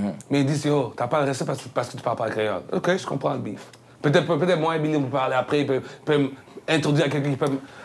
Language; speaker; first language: French; native; French